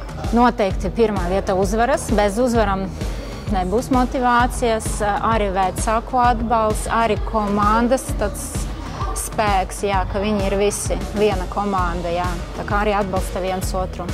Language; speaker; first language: Latvian; non-native, local second language; Russian